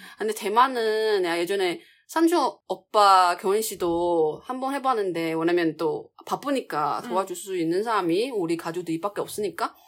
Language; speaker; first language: Korean; non-native, fluent; Chinese